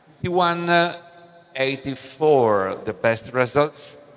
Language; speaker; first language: English; non-native, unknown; Italian